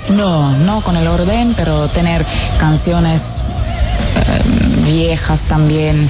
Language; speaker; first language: Spanish; non-native, fluent; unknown